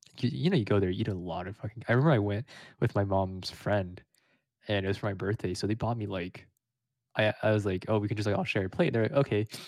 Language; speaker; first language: English; early bilingual, other home language; Vietnamese